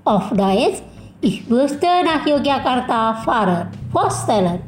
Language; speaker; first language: German; non-native, learner; Indonesian